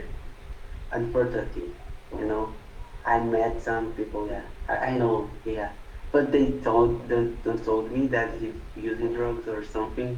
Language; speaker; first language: English; non-native, fluent; Portuguese